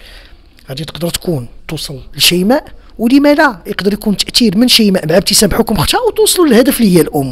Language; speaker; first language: Arabic; native; Arabic